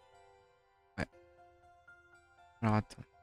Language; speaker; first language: French; native; French